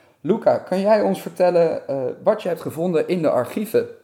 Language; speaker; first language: Dutch; native; Dutch